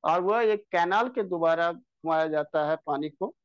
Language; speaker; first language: Hindi; non-native, local second language; Bangla